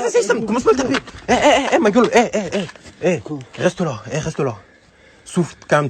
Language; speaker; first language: French; native; French